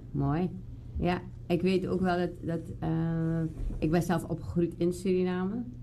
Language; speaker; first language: Dutch; native; Dutch